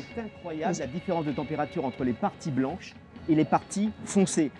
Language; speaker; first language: French; native; French